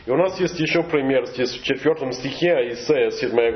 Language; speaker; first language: Russian; non-native, fluent; English